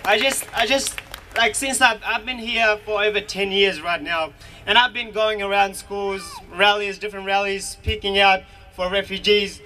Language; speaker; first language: English; early bilingual, other home language; Hazaragi